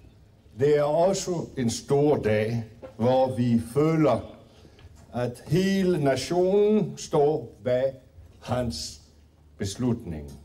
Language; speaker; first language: Danish; non-native, fluent; French